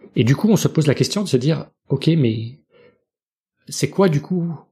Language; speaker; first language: French; native; French